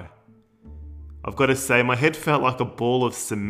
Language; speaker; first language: English; native; English